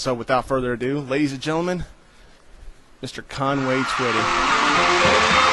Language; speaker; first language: English; native; English